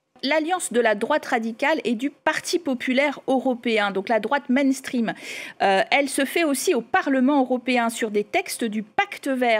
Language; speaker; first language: French; native; French